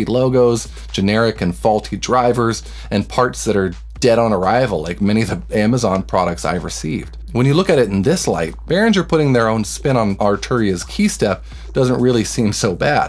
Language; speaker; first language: English; native; English